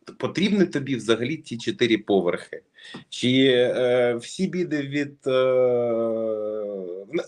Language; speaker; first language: Ukrainian; non-native, local second language; Russian